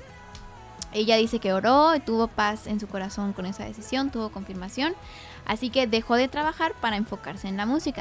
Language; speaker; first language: Spanish; native; Spanish